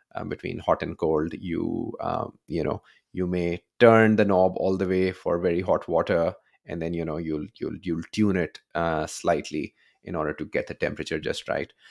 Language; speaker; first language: English; non-native, local second language; Urdu